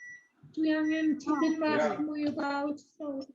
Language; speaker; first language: Welsh; non-native, learner; English